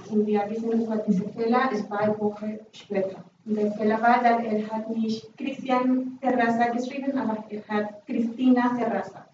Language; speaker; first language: German; non-native, learner; Spanish